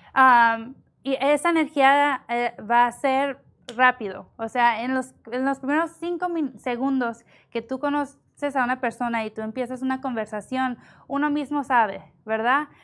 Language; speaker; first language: Spanish; early bilingual, heritage; Spanish